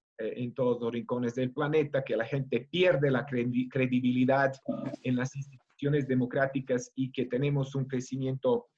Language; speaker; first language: Spanish; non-native, fluent; Serbian